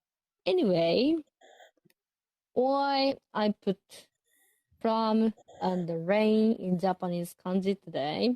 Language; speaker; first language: English; non-native, learner; Japanese